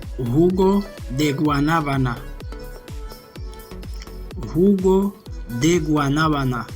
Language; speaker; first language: Spanish; non-native, learner; Haitian Creole